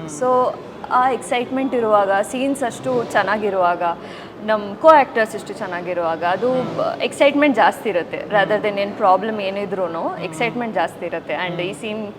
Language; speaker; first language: Kannada; non-native, learner; Hindi